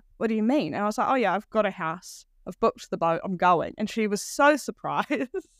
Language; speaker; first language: English; native; English